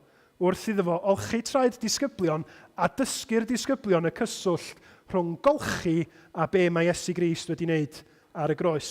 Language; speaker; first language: Welsh; native; Welsh